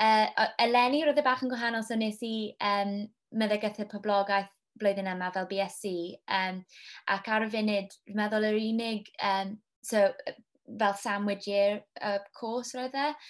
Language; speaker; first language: Welsh; non-native, local second language; English